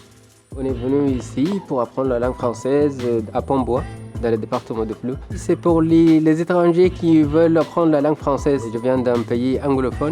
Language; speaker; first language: French; non-native, fluent; Arabic